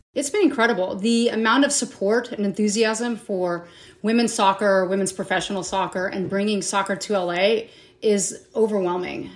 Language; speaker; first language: English; native; English